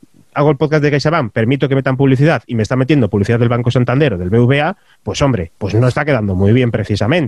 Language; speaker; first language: Spanish; native; Spanish